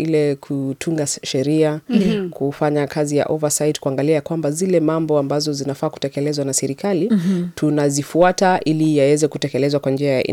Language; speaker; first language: Swahili; non-native, local second language; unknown